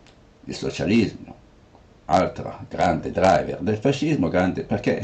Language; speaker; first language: Italian; native; Italian